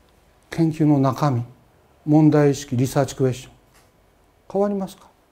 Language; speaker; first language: Japanese; native; Japanese